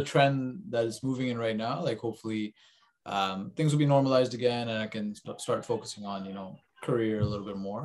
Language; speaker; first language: English; native; English